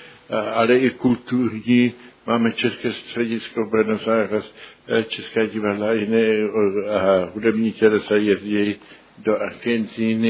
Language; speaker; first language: Czech; early bilingual, heritage; Czech